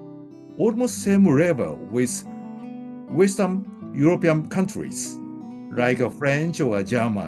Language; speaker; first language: English; non-native, learner; Japanese